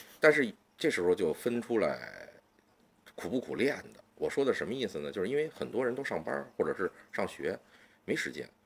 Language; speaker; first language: Chinese; native; Chinese